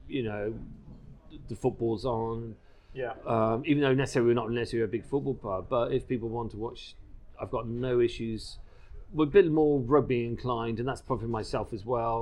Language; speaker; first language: English; native; English